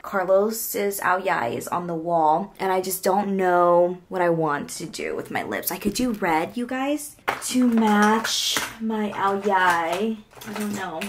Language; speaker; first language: English; early bilingual, other home language; Vietnamese